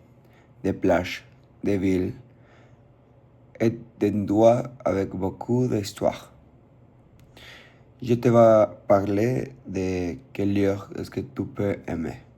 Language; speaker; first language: French; non-native, learner; Spanish